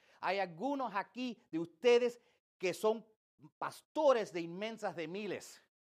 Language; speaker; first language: Spanish; early bilingual, heritage; English